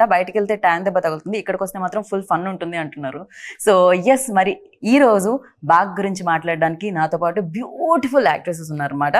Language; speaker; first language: Telugu; native; Telugu